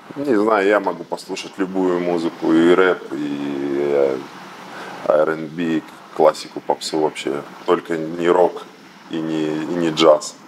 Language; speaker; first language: Russian; native; Russian